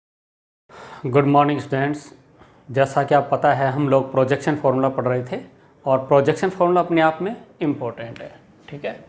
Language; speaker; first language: Hindi; native; Hindi